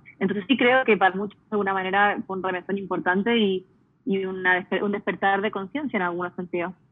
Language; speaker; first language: Spanish; early bilingual, heritage; Spanish